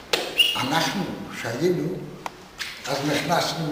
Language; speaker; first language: Hebrew; non-native, fluent; Polish